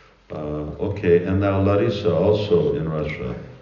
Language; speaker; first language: English; early bilingual, other home language; Hungarian